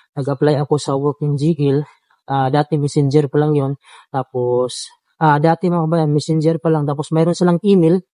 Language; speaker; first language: Filipino; native; Filipino